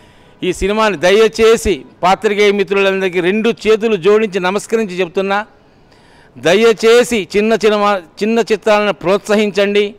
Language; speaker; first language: Telugu; native; Telugu